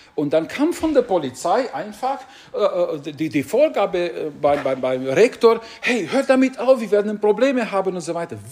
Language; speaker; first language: German; non-native, fluent; Romanian